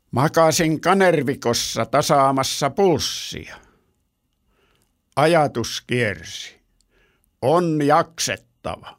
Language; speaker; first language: Finnish; native; Finnish